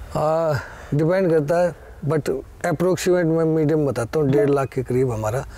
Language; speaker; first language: Hindi; native; Hindi